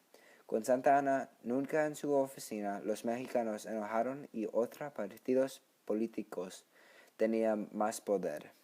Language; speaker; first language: Spanish; non-native, learner; English